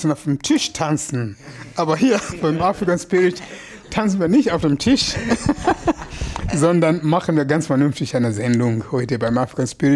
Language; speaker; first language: German; non-native, fluent; Swahili